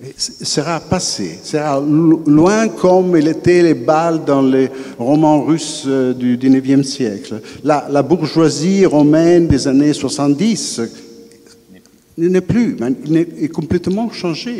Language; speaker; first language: French; non-native, fluent; Italian